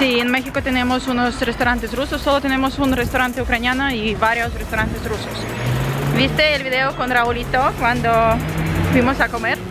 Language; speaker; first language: Spanish; non-native, fluent; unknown